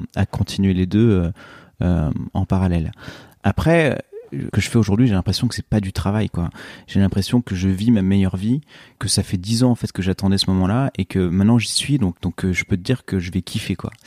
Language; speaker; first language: French; native; French